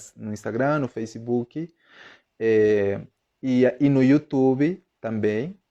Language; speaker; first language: Portuguese; non-native, fluent; Spanish